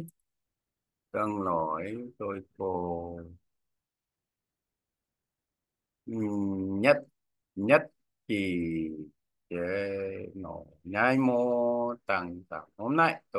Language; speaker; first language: Vietnamese; non-native, learner; Korean